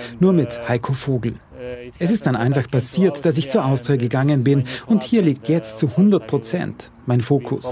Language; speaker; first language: German; native; German